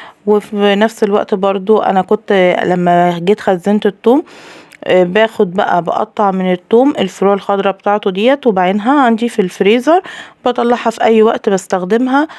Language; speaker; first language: Arabic; native; Arabic